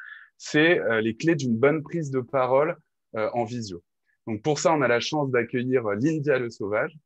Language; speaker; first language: French; native; French